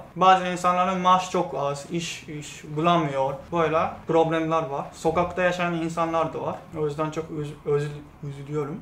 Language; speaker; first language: Turkish; non-native, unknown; Japanese